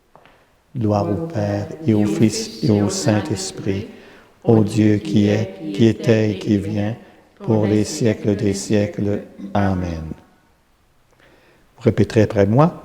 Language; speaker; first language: French; native; French